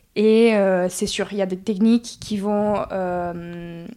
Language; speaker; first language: French; early bilingual, other home language; Spanish